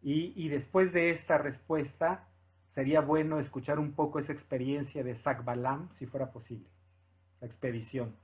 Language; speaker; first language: Spanish; native; Spanish